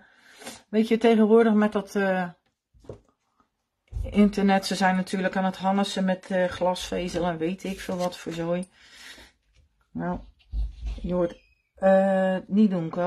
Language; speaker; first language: Dutch; native; Dutch